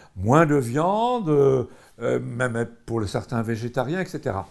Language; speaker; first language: French; native; French